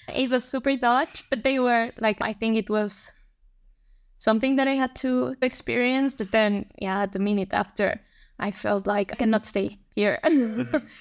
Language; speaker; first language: English; non-native, fluent; Spanish